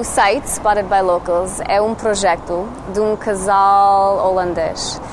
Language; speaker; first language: Portuguese; non-native, learner; English